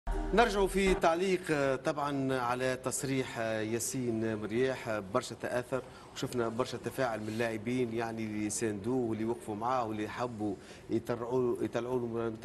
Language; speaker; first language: Arabic; native; Arabic